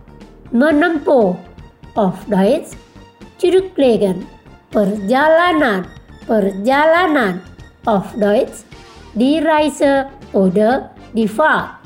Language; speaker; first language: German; non-native, fluent; Indonesian